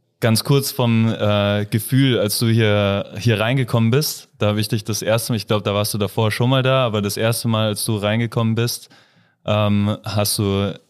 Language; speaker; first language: German; native; German